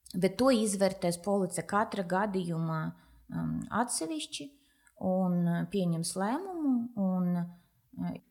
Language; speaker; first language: Latvian; non-native, local second language; Russian